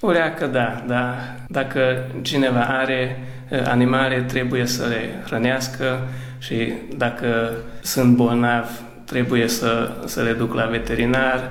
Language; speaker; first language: Romanian; early bilingual, heritage; Romanian